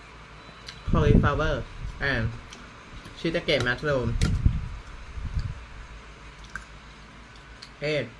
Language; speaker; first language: English; non-native, learner; Thai